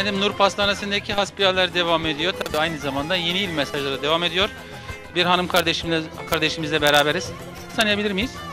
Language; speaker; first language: Turkish; native; Turkish